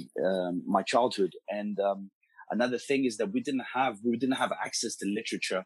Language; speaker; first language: English; early bilingual, other home language; Portuguese